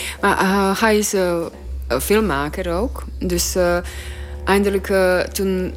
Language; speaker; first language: Dutch; non-native, learner; Croatian